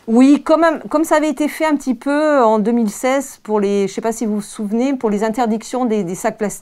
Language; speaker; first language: French; native; French